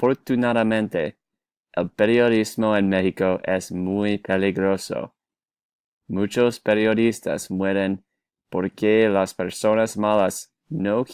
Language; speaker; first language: Spanish; non-native, learner; English